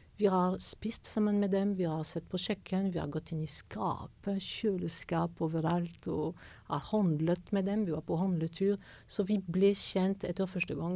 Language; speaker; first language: Norwegian; non-native, fluent; French